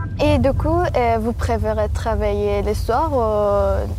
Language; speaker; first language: French; non-native, learner; Persian